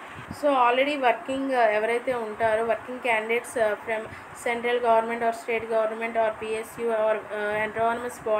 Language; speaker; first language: Telugu; native; Telugu